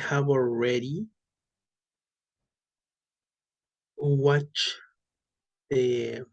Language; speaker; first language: English; non-native, learner; Spanish